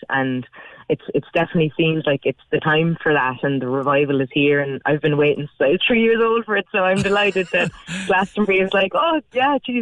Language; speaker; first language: English; native; English